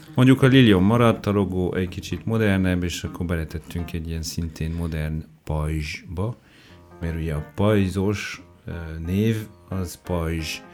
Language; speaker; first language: Hungarian; non-native, fluent; French